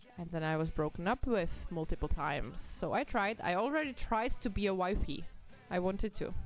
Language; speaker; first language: English; non-native, fluent; Czech